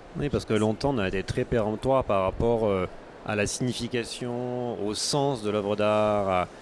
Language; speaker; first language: French; native; French